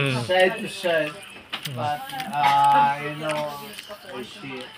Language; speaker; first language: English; non-native, learner; Cebuano